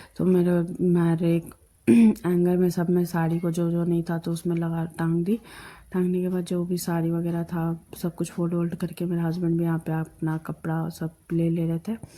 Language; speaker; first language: Hindi; non-native, local second language; Bangla